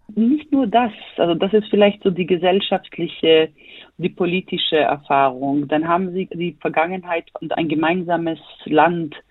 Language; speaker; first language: German; non-native, fluent; Bosnian